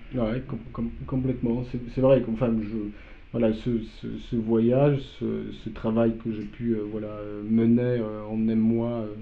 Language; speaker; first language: French; non-native, fluent; Polish